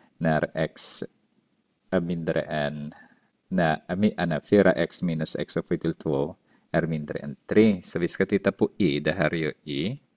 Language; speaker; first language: Swedish; non-native, fluent; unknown